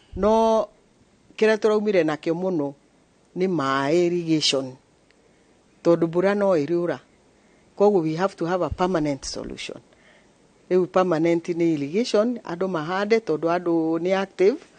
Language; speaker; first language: Kikuyu; non-native, local second language; Meru